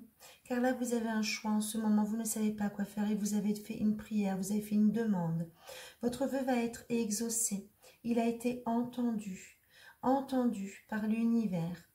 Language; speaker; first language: French; native; French